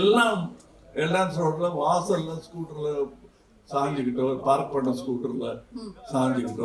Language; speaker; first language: Tamil; native; Tamil